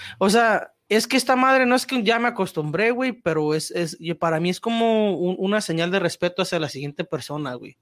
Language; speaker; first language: Spanish; early bilingual, heritage; Spanish